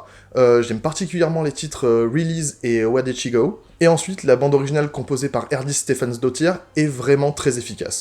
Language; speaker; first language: French; native; French